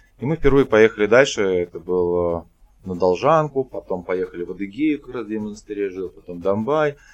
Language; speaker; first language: Russian; native; Russian